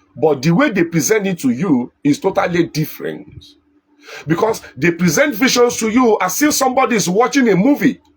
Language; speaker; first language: English; non-native, local second language; Yoruba